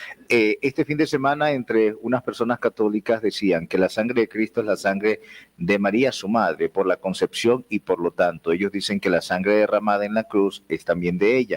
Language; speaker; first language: Spanish; native; Spanish